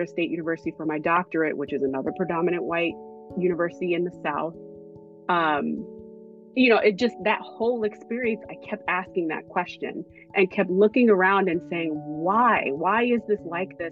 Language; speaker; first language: English; native; English